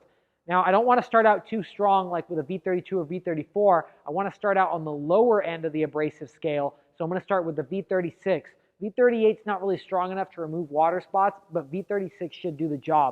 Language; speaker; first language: English; native; English